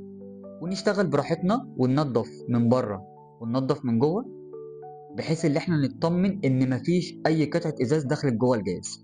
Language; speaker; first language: Arabic; native; Arabic